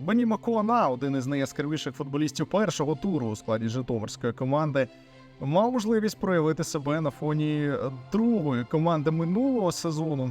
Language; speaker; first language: Ukrainian; native; Ukrainian